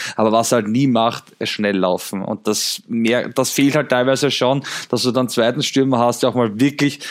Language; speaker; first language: German; native; German